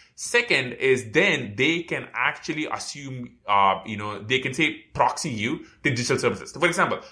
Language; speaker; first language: English; non-native, local second language; Tamil